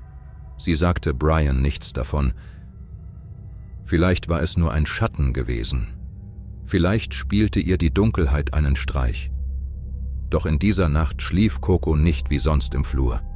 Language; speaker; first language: German; native; German